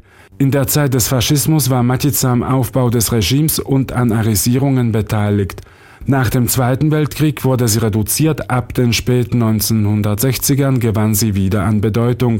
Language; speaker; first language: German; non-native, fluent; Slovak